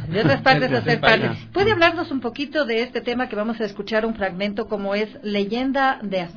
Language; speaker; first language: Spanish; native; Spanish